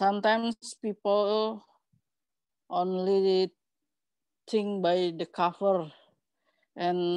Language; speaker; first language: English; non-native, learner; Indonesian